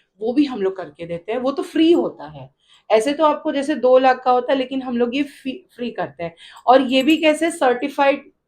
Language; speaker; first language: Hindi; non-native, local second language; Gujarati